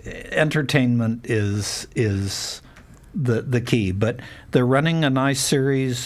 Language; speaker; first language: English; native; English